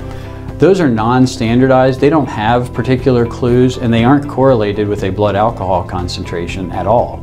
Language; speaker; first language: English; native; English